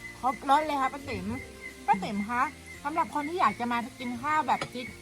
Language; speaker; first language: Thai; native; Thai